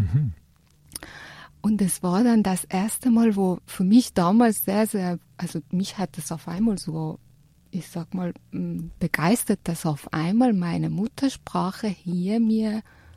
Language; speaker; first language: German; non-native, fluent; Persian